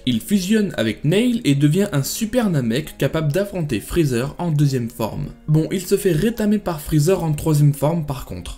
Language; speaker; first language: French; native; French